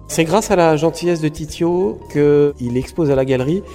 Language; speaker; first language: French; native; French